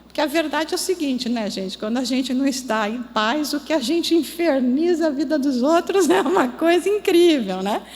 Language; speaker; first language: Portuguese; native; Portuguese